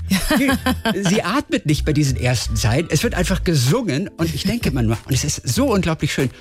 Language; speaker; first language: German; native; German